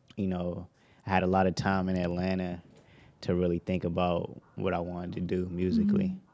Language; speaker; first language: English; native; English